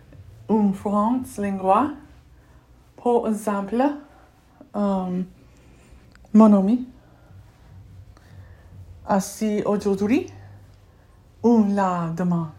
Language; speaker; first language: French; non-native, learner; English